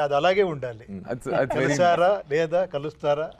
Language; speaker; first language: Telugu; non-native, local second language; Kannada